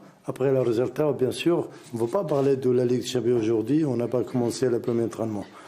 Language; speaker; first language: French; non-native, learner; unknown